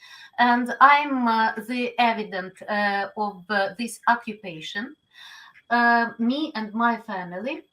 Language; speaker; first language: English; non-native, learner; Ukrainian